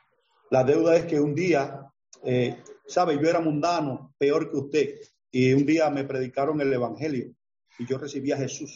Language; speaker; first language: Spanish; native; Spanish